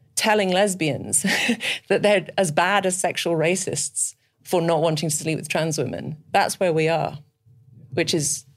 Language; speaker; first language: English; native; English